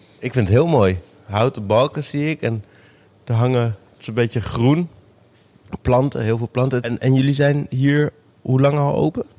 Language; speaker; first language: Dutch; native; Dutch